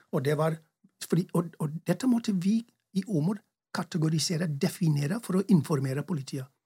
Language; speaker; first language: Norwegian; non-native, fluent; English